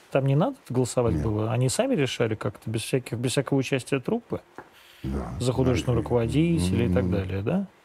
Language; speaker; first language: Russian; native; Russian